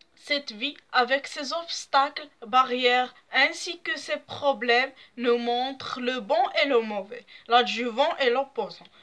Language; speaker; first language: French; non-native, local second language; Arabic